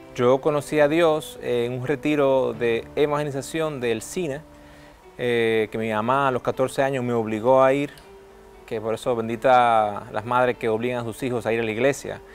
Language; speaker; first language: Spanish; early bilingual, heritage; Spanish